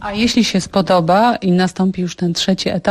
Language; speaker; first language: Polish; native; Polish